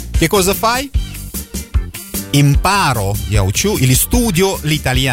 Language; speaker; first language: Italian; non-native, fluent; Russian